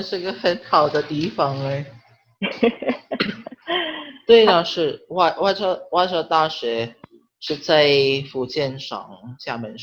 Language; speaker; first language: Chinese; non-native, learner; Filipino